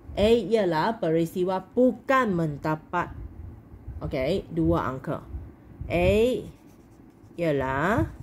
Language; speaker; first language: Malay; non-native, local second language; Chinese